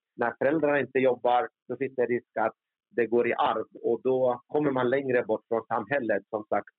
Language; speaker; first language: Swedish; early bilingual, other home language; Turoyo